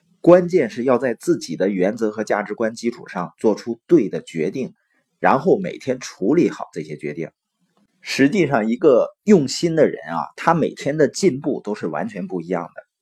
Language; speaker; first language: Chinese; native; Chinese